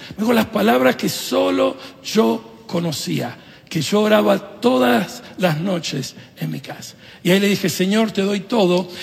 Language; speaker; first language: Spanish; native; Spanish